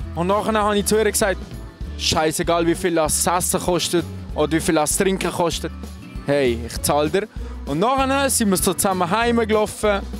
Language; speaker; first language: German; native; German